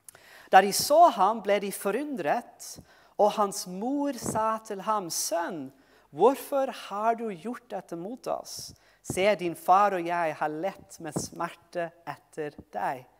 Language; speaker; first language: Norwegian; non-native, fluent; English